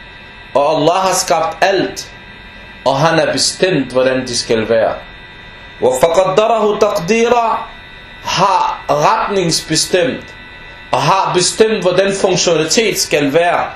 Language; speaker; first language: Danish; non-native, fluent; Arabic